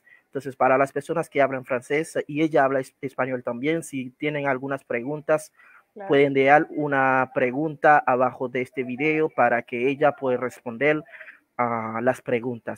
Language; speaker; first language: Spanish; non-native, fluent; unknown